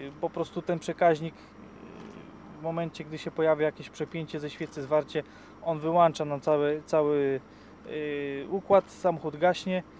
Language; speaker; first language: Polish; native; Polish